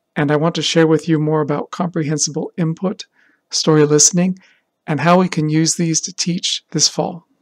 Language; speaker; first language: English; native; English